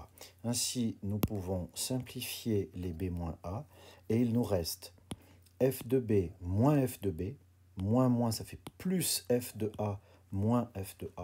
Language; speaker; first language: French; native; French